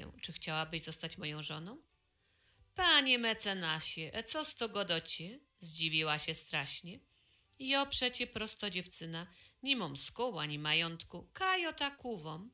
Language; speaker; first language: Polish; native; Polish